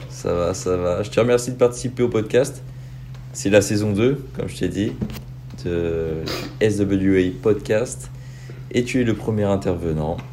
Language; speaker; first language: French; native; French